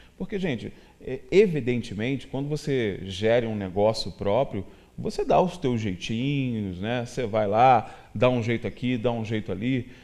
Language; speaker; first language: Portuguese; native; Portuguese